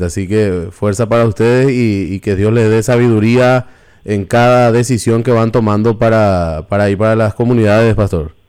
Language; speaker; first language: Spanish; native; Spanish